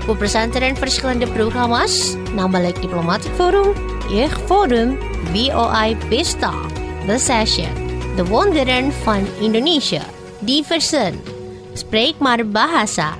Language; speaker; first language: Dutch; non-native, learner; Indonesian